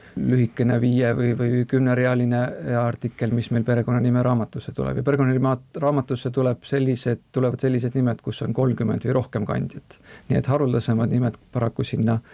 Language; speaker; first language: Estonian; native; Estonian